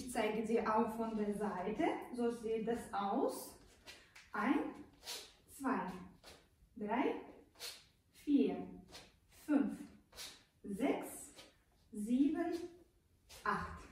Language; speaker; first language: German; non-native, learner; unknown